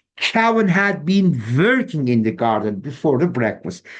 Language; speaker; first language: English; non-native, fluent; Turkish